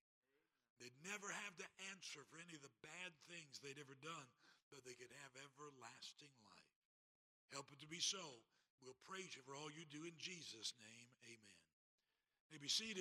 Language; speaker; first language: English; native; English